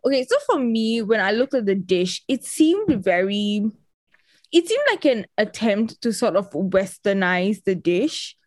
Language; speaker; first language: English; native; English